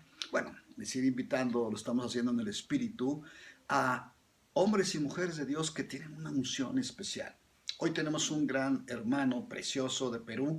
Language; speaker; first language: Spanish; native; Spanish